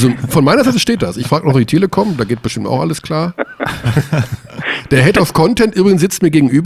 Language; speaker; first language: German; native; German